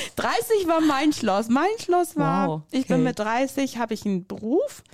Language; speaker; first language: German; non-native, fluent; Persian